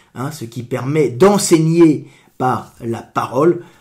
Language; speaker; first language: French; native; French